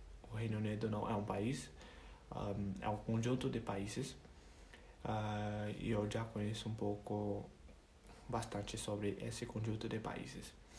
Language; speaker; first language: Portuguese; non-native, fluent; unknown